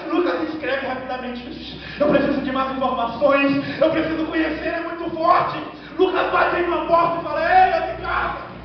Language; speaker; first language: Portuguese; native; Portuguese